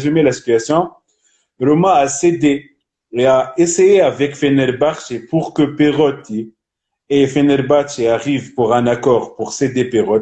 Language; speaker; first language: French; non-native, local second language; Arabic